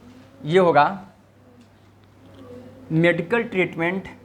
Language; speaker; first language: Hindi; native; Hindi